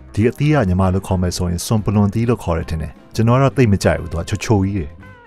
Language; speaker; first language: Burmese; native; Burmese